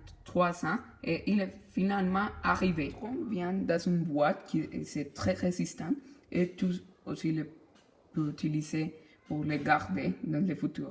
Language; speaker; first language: French; non-native, learner; Spanish